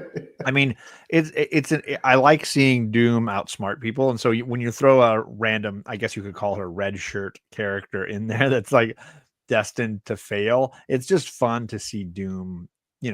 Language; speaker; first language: English; native; English